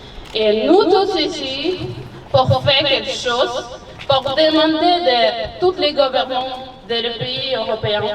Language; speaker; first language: French; non-native, learner; Ukrainian